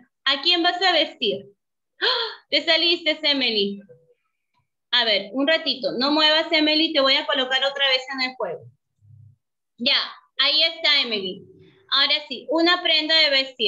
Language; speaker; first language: Spanish; native; Spanish